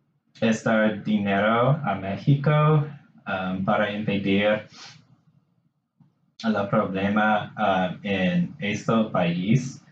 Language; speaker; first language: Spanish; non-native, learner; English